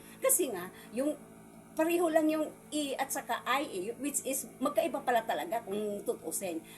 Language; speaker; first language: Filipino; non-native, local second language; Cebuano